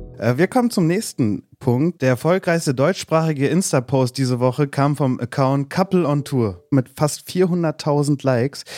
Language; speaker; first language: German; native; German